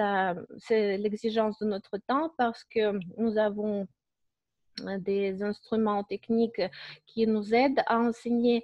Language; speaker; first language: French; non-native, fluent; Russian